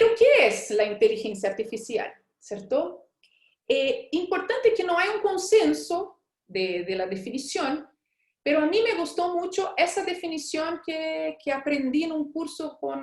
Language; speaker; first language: Spanish; non-native, fluent; Portuguese